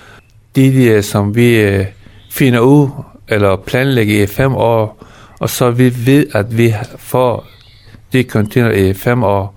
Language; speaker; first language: Danish; non-native, fluent; Persian